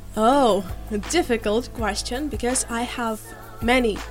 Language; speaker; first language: English; non-native, fluent; Ukrainian